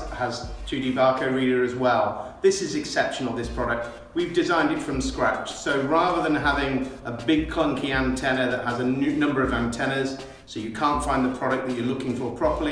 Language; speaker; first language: English; native; English